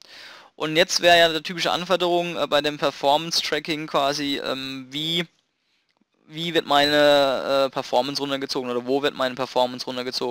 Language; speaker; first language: German; native; German